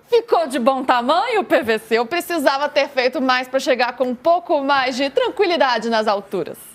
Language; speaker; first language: Portuguese; native; Portuguese